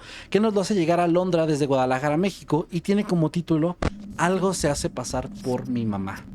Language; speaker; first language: Spanish; native; Spanish